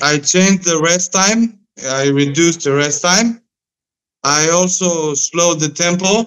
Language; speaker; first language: English; non-native, fluent; Greek